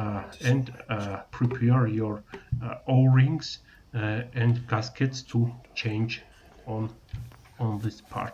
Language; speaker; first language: English; non-native, learner; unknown